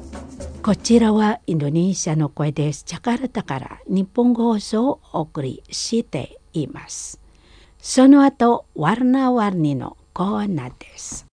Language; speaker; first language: Japanese; non-native, fluent; Indonesian